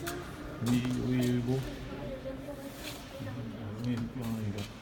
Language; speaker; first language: French; native; French